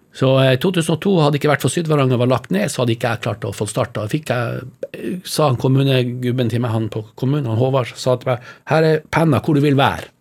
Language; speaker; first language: Norwegian; native; Norwegian